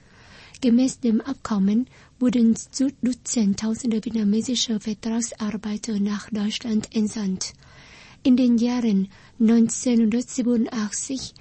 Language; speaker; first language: German; non-native, fluent; Vietnamese